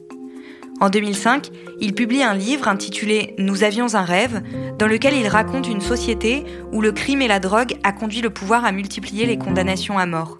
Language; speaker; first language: French; native; French